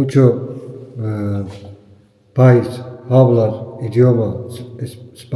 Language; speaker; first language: Spanish; non-native, learner; Turkish